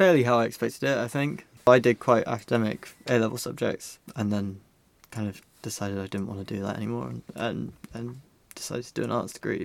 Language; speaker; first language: English; native; English